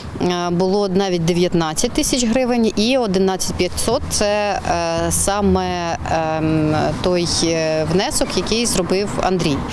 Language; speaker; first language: Ukrainian; native; Ukrainian